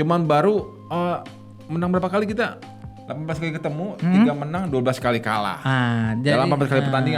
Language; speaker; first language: Indonesian; native; Indonesian